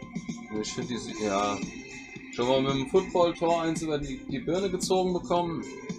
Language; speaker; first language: German; native; German